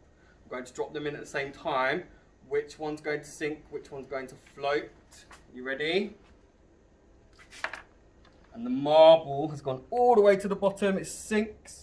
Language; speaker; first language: English; native; English